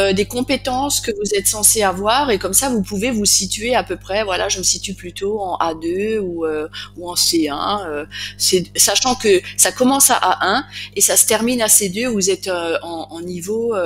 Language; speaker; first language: French; native; French